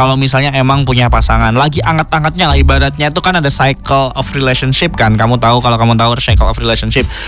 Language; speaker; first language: Indonesian; native; Indonesian